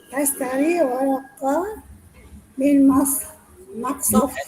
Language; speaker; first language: Arabic; non-native, learner; Malay